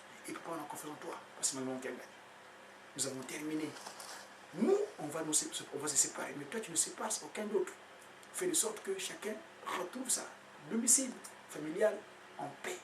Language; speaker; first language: French; non-native, local second language; Kongo